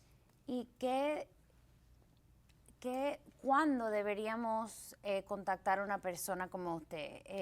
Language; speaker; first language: Spanish; early bilingual, heritage; Spanish